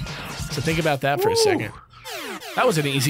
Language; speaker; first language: English; native; English